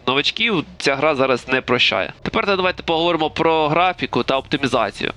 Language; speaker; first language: Ukrainian; non-native, local second language; Russian